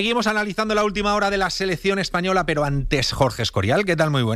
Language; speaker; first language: Spanish; native; Spanish